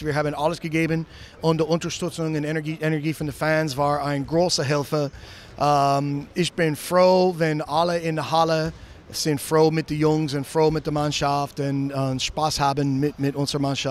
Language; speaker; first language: German; non-native, learner; English